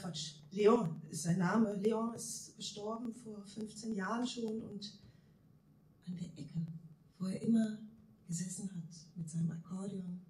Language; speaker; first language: German; native; German